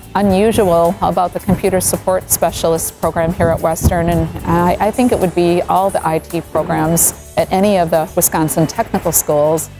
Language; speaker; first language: English; native; English